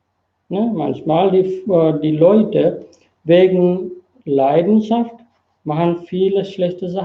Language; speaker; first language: German; non-native, fluent; Sinhala